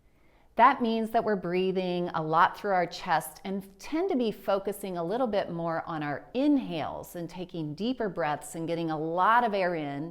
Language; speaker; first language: English; native; English